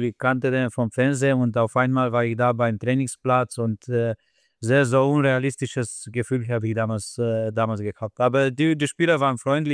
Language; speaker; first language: German; non-native, fluent; Slovenian